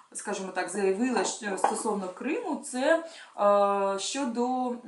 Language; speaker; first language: Ukrainian; non-native, local second language; Russian